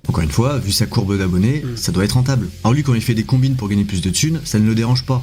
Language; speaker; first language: French; native; French